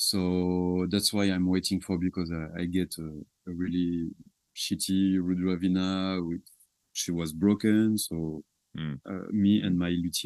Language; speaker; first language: English; non-native, fluent; French